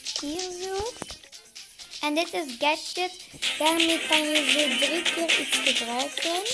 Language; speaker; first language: Dutch; non-native, learner; Turkish